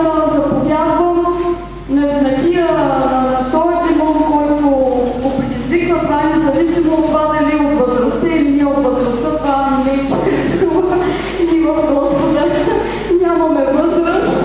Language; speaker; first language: Bulgarian; native; Bulgarian